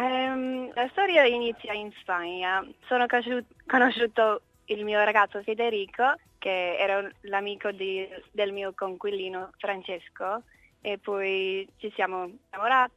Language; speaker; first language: Italian; non-native, learner; English